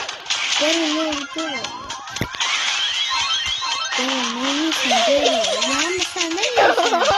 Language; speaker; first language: Turkish; non-native, learner; Azerbaijani